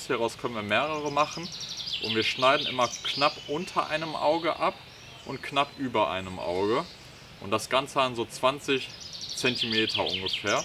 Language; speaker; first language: German; native; German